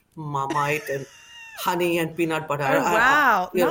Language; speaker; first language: English; non-native, local second language; Urdu